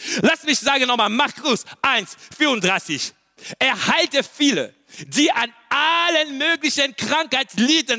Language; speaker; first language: German; non-native, learner; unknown